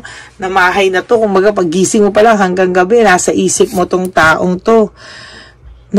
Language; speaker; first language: Filipino; native; Filipino